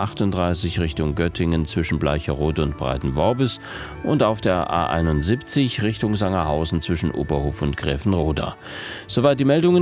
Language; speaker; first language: German; native; German